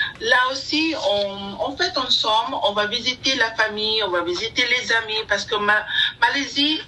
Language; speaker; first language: French; non-native, learner; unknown